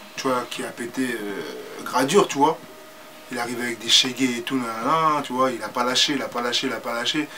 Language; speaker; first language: French; native; French